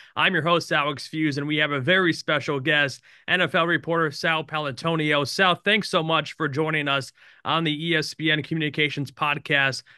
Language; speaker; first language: English; native; English